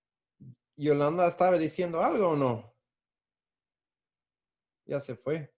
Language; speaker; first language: Spanish; non-native, fluent; English